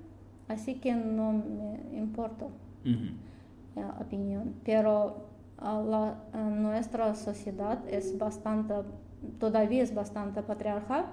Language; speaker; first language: Spanish; non-native, learner; Russian